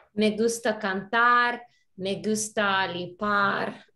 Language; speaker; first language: Spanish; non-native, learner; Russian